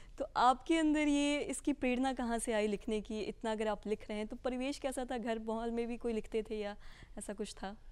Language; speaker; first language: Hindi; native; Hindi